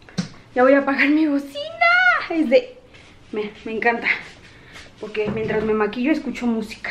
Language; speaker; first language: Spanish; native; Spanish